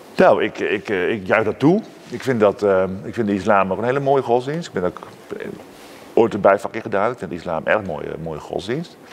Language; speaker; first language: Dutch; non-native, local second language; Western Frisian